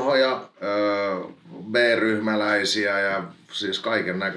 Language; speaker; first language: Finnish; native; Finnish